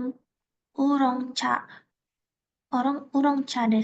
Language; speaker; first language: Japanese; non-native, learner; Indonesian